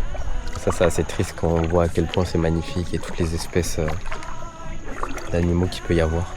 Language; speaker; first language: French; native; French